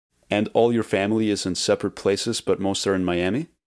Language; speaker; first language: English; early bilingual, other home language; Spanish